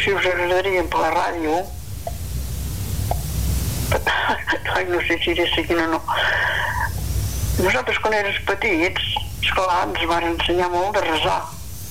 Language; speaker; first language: Catalan; native; Catalan